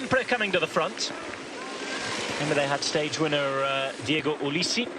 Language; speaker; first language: English; native; English